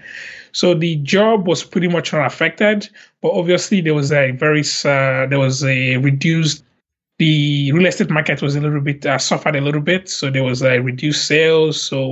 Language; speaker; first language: English; non-native, local second language; Igbo